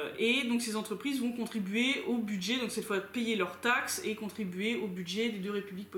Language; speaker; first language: French; native; French